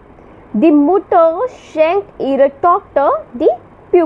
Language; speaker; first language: German; non-native, learner; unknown